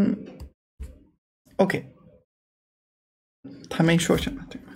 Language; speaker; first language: Chinese; non-native, learner; English